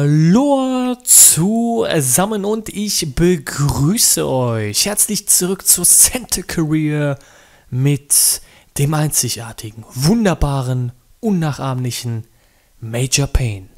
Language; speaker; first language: German; native; German